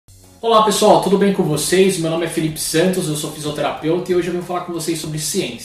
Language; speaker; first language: Portuguese; native; Portuguese